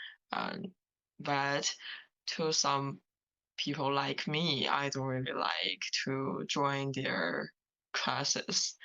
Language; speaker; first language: English; non-native, learner; Chinese